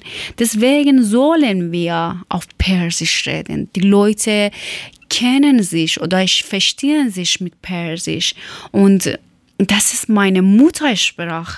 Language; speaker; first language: German; non-native, learner; Persian